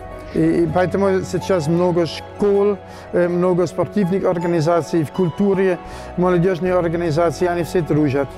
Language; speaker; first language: Russian; non-native, fluent; German